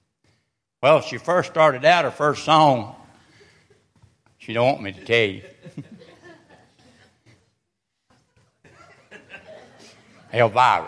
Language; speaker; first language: English; native; English